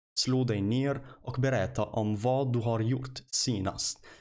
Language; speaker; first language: Swedish; non-native, fluent; Arabic